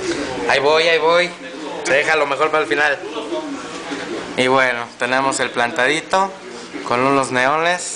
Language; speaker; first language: Spanish; native; Spanish